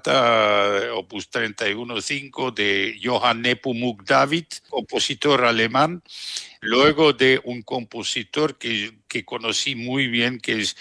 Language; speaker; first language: Spanish; non-native, fluent; German